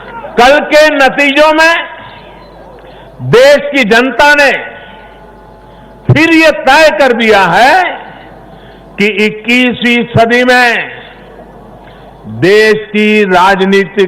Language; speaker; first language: Hindi; non-native, local second language; Gujarati